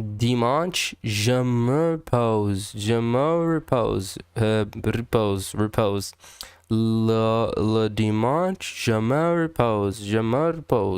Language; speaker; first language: French; non-native, learner; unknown